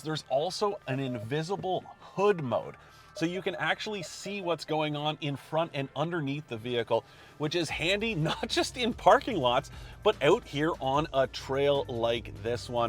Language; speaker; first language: English; native; English